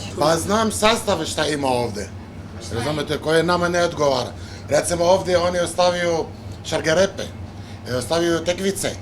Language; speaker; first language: Bosnian; non-native, fluent; Arabic